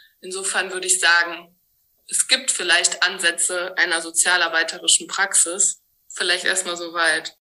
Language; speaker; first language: German; native; German